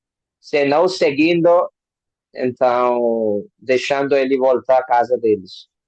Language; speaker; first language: Portuguese; non-native, learner; Hindi